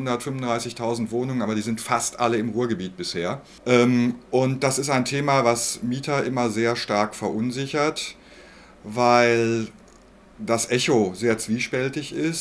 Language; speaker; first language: German; native; German